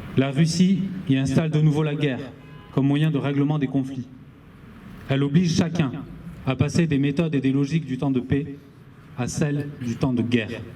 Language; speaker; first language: French; native; French